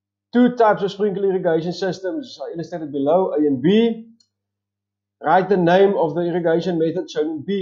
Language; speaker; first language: English; non-native, local second language; Afrikaans